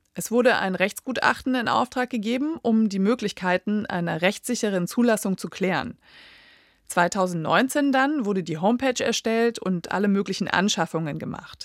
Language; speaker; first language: German; native; German